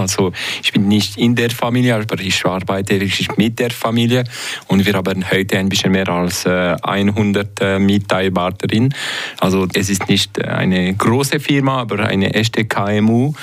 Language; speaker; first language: German; non-native, local second language; Italian